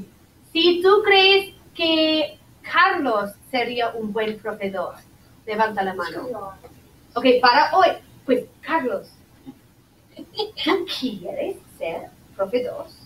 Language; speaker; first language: Spanish; non-native, fluent; English